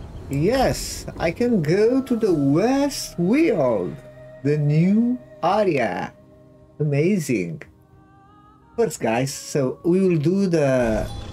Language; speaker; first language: English; non-native, fluent; Romanian